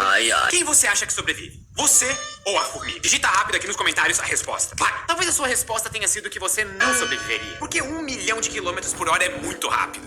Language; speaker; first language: Portuguese; native; Portuguese